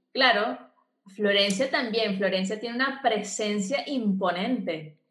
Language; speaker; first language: Spanish; native; Spanish